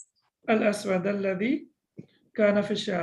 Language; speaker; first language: Arabic; non-native, fluent; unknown